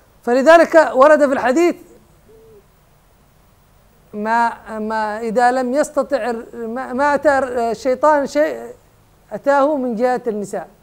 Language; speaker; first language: Arabic; non-native, fluent; Indonesian